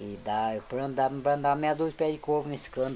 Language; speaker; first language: Portuguese; native; Portuguese